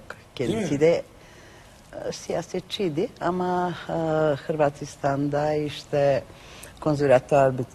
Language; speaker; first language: Turkish; non-native, learner; Macedonian